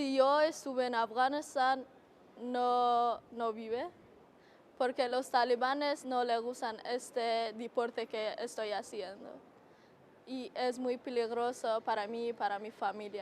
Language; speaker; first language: Spanish; non-native, learner; Persian